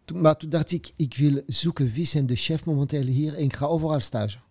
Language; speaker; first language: Dutch; non-native, fluent; French